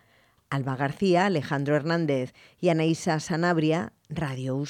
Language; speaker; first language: Spanish; native; Spanish